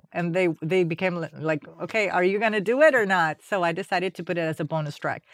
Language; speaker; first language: English; non-native, fluent; Spanish